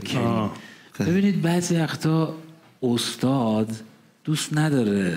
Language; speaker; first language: Persian; native; Persian